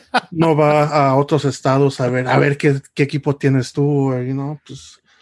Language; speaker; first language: Spanish; early bilingual, heritage; Spanish